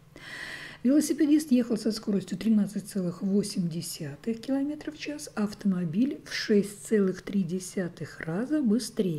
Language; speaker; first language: Russian; native; Russian